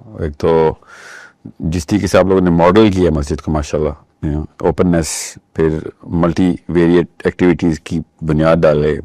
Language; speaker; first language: Urdu; early bilingual, heritage; Urdu